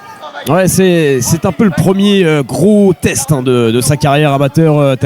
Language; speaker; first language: French; native; French